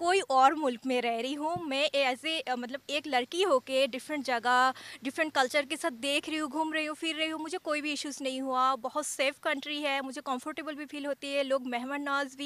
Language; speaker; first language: Hindi; non-native, fluent; Bangla